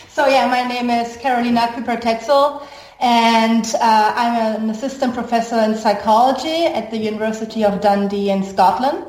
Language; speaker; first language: English; non-native, fluent; German